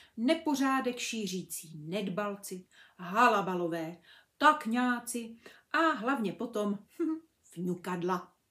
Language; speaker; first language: Czech; native; Czech